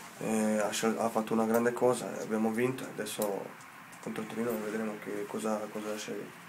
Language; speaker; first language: Italian; non-native, fluent; Slovenian